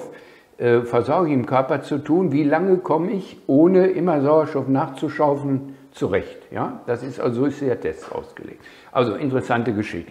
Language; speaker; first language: German; native; German